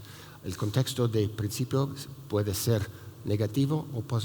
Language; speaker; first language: Spanish; non-native, fluent; English